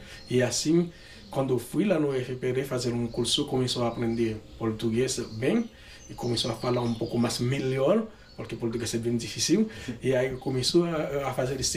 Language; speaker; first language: Portuguese; non-native, learner; Haitian Creole